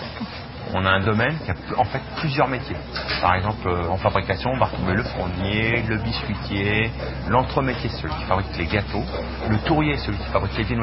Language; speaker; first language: French; native; French